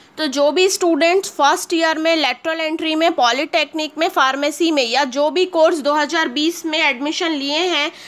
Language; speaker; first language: Hindi; native; Hindi